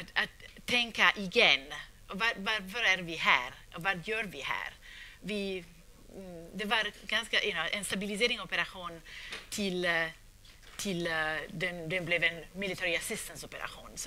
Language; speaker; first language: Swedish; non-native, fluent; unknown